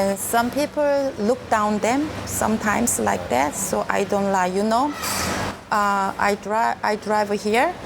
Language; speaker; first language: English; non-native, learner; Korean